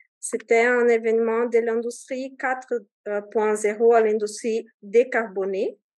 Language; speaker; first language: French; non-native, fluent; Portuguese